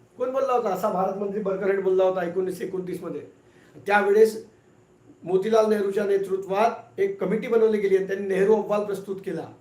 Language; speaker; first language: Marathi; non-native, local second language; Hindi